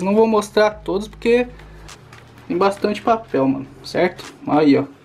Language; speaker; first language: Portuguese; native; Portuguese